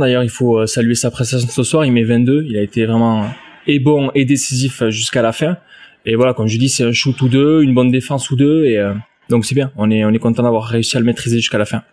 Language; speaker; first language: French; native; French